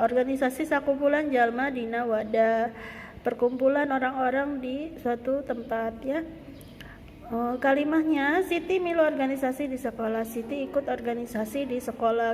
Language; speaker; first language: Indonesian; non-native, local second language; Sundanese